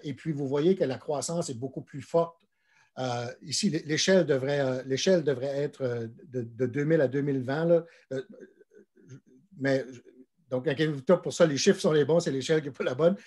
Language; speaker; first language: French; native; French